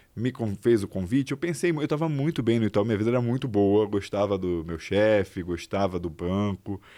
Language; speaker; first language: Portuguese; native; Portuguese